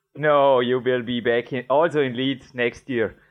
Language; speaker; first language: English; non-native, fluent; German